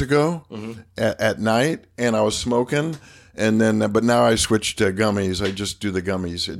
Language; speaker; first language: English; native; English